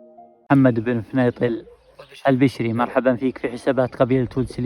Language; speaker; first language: Arabic; native; Arabic